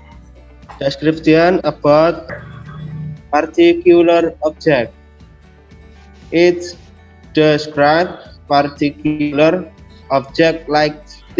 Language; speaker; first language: English; non-native, learner; Indonesian